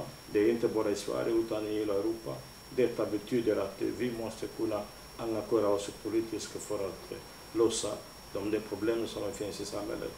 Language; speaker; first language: Swedish; non-native, fluent; Lingala